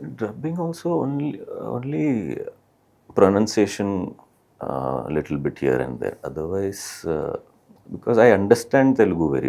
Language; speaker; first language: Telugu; non-native, learner; Malayalam